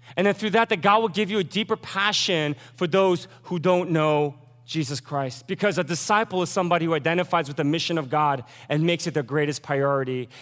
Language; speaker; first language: English; early bilingual, other home language; Korean